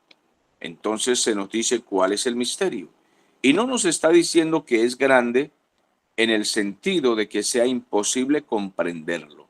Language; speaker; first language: Spanish; native; Spanish